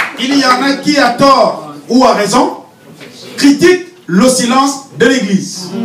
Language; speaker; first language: French; non-native, local second language; Fang